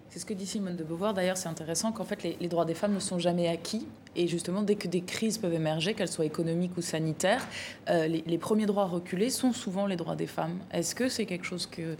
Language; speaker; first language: French; native; French